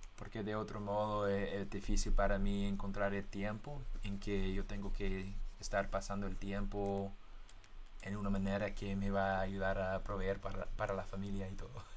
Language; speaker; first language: Spanish; non-native, fluent; English